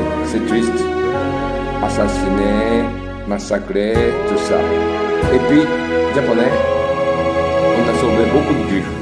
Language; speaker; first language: French; non-native, learner; Japanese